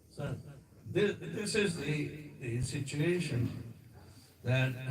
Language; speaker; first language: English; non-native, local second language; Hindi